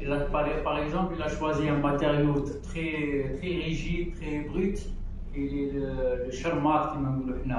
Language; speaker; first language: French; non-native, local second language; Arabic